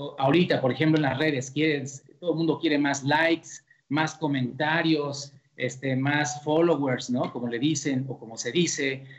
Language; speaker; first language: Spanish; native; Spanish